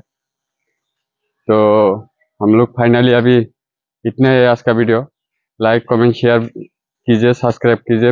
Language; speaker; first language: Hindi; non-native, local second language; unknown